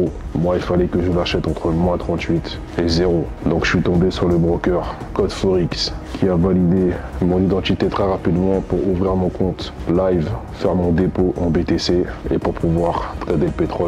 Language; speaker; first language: French; native; French